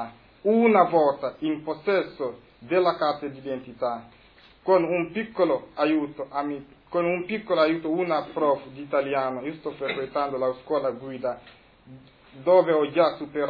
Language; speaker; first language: Italian; non-native, fluent; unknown